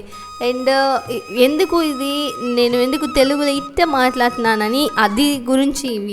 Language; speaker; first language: Telugu; non-native, learner; Tamil